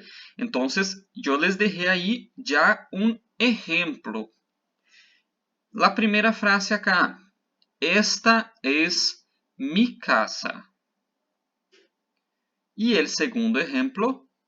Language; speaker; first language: Spanish; non-native, fluent; Portuguese